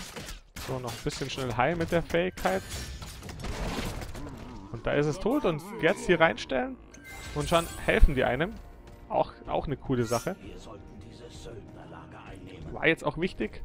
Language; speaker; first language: German; native; German